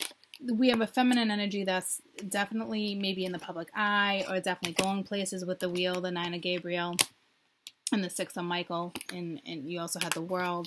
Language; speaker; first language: English; native; English